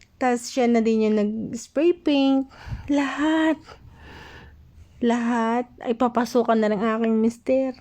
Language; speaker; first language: Filipino; native; Filipino